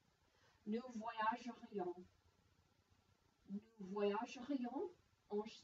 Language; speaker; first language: French; non-native, fluent; English